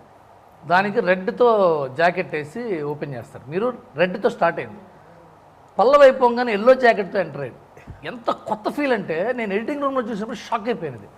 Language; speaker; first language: Telugu; native; Telugu